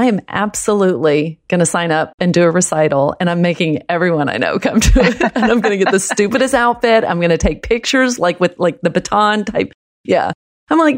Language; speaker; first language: English; early bilingual, other home language; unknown